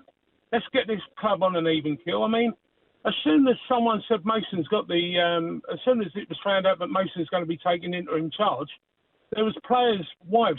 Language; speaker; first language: English; native; English